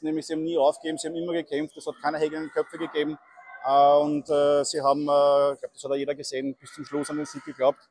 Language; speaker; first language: German; native; German